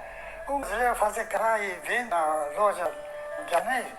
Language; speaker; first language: Portuguese; non-native, learner; Japanese